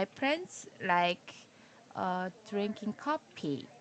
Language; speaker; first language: English; non-native, learner; Korean